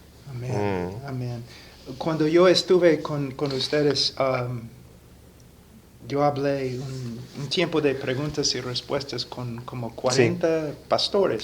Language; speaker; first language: Spanish; non-native, fluent; English